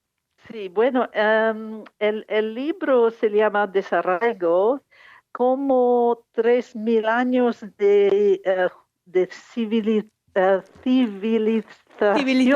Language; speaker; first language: Spanish; non-native, fluent; English